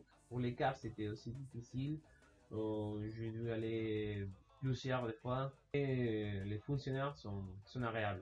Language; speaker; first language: French; non-native, learner; Spanish